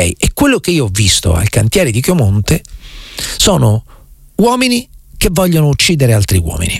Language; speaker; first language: Italian; native; Italian